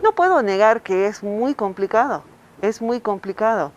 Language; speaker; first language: Spanish; non-native, fluent; English